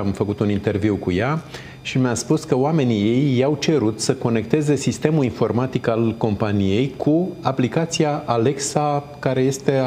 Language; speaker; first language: Romanian; native; Romanian